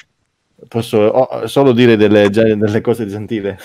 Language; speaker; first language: Italian; non-native, learner; French